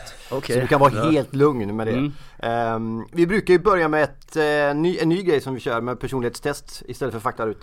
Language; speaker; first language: Swedish; native; Swedish